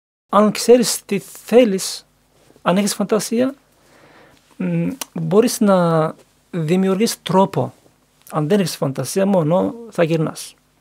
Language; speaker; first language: Greek; non-native, learner; Turkish